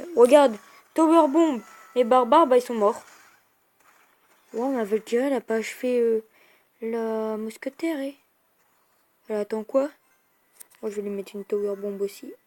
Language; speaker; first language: French; native; French